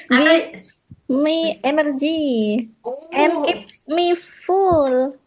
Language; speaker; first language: English; non-native, learner; Indonesian